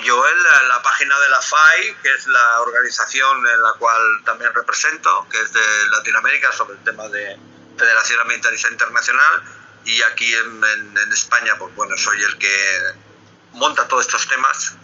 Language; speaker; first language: Spanish; native; Spanish